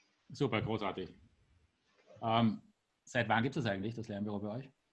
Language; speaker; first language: German; native; German